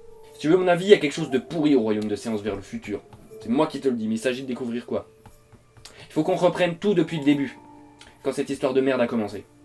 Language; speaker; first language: French; native; French